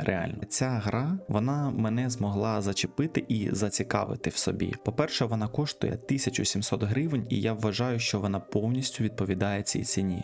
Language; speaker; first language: Ukrainian; native; Ukrainian